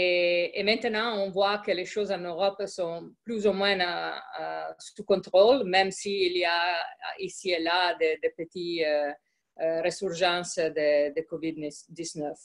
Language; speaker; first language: French; non-native, fluent; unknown